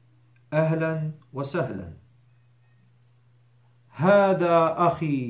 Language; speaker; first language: Arabic; non-native, fluent; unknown